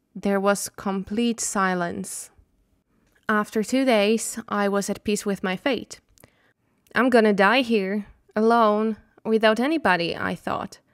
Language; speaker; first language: English; non-native, fluent; Slovak